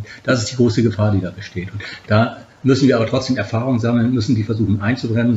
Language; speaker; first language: German; native; German